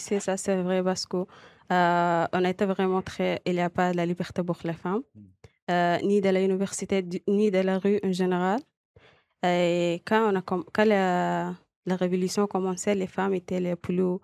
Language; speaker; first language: French; non-native, learner; Arabic